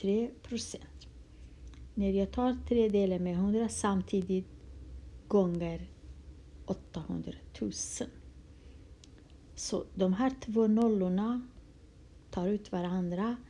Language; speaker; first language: Swedish; non-native, fluent; Kurdish